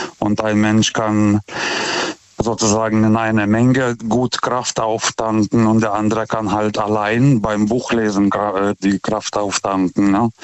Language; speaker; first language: German; non-native, fluent; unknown